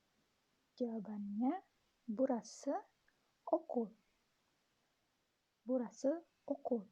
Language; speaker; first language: Turkish; non-native, fluent; Indonesian